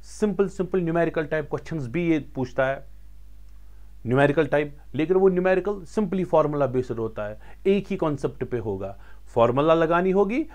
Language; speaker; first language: Hindi; non-native, local second language; Kashmiri